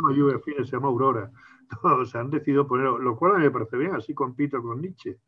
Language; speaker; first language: Spanish; native; Spanish